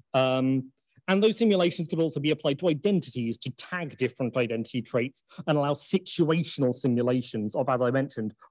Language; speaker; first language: English; native; English